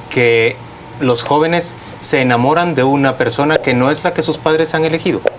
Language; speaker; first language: Spanish; native; Spanish